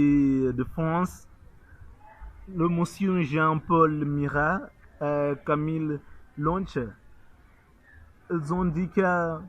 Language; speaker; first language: French; non-native, learner; Portuguese